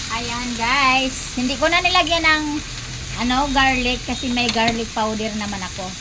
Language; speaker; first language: Filipino; non-native, local second language; Cebuano